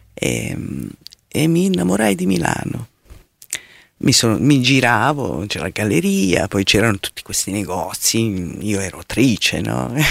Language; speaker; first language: Italian; non-native, fluent; Serbian